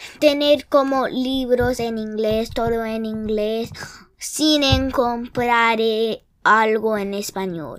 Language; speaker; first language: Spanish; early bilingual, heritage; English